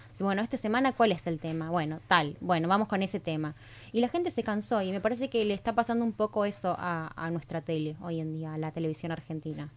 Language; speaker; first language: Spanish; native; Spanish